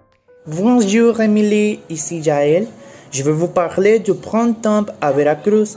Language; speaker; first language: French; non-native, learner; Spanish